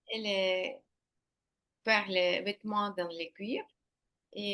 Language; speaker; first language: French; non-native, learner; Ukrainian